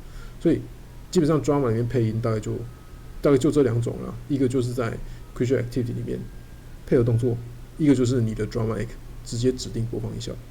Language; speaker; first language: Chinese; native; Chinese